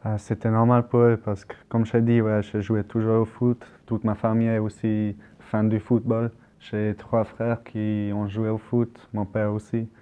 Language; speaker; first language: French; non-native, local second language; German